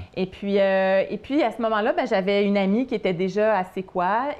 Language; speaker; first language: French; native; French